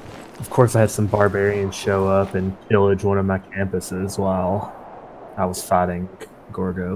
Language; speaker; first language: English; native; English